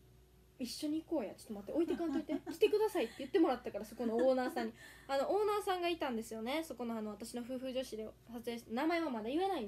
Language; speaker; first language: Japanese; native; Japanese